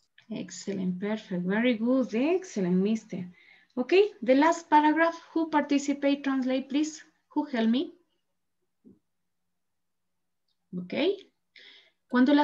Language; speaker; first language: English; non-native, learner; Spanish